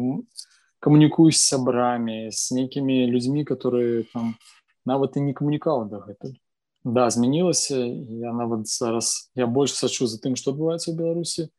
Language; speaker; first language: Belarusian; non-native, local second language; Russian